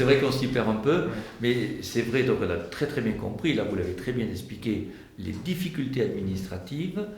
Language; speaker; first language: French; native; French